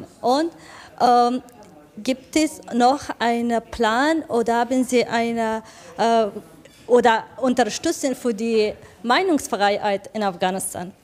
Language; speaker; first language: German; non-native, fluent; Persian